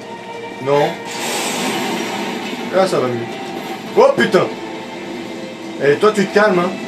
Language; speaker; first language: French; native; French